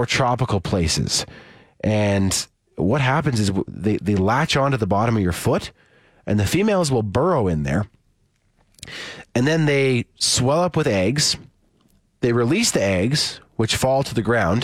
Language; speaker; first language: English; native; English